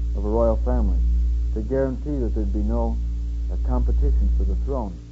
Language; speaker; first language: English; native; English